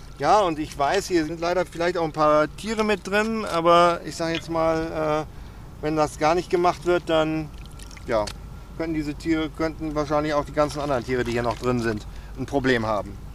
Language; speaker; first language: German; native; German